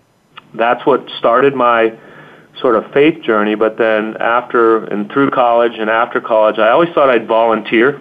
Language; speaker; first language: English; native; English